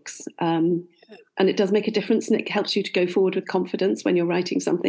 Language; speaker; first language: English; native; English